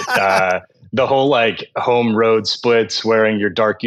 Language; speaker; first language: English; native; English